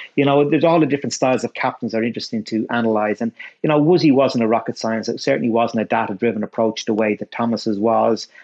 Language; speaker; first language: English; native; English